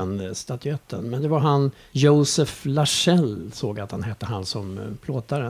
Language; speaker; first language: Swedish; native; Swedish